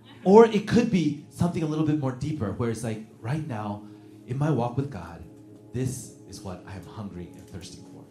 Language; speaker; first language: English; native; English